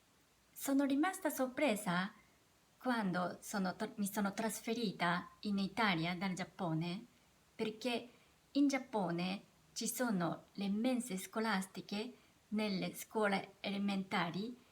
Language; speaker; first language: Italian; non-native, fluent; Japanese